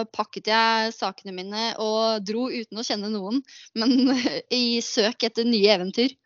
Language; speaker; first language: Norwegian; native; Norwegian